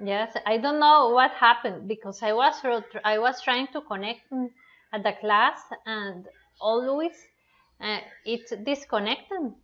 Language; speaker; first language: English; non-native, learner; Spanish